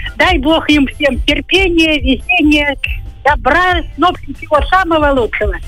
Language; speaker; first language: Russian; native; Russian